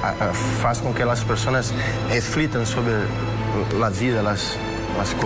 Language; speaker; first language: Spanish; non-native, fluent; Portuguese